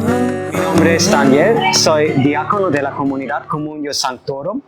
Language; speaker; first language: Spanish; non-native, fluent; German